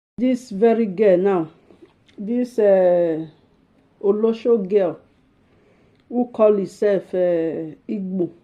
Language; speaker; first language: Nigerian Pidgin; non-native, local second language; Bini